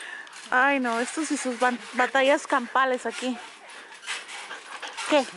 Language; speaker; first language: Spanish; native; Spanish